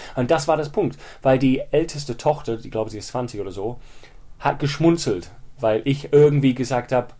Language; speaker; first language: German; non-native, fluent; English